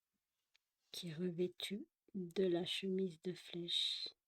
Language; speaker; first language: French; native; French